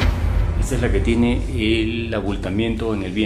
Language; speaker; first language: Spanish; native; Spanish